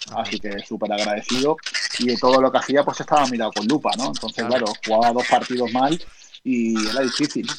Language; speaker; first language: Spanish; native; Spanish